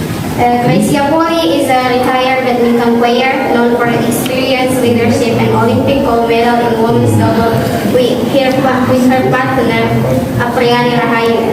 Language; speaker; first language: English; non-native, learner; Indonesian